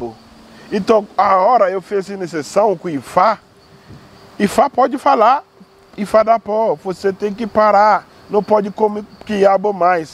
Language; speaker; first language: Portuguese; non-native, learner; Yoruba